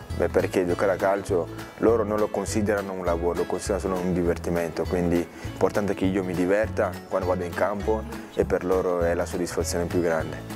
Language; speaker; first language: Italian; early bilingual, other home language; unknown